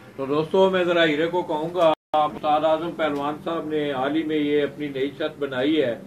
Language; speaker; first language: Urdu; non-native, local second language; Punjabi